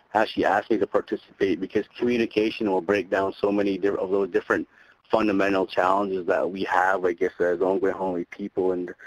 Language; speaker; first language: English; native; English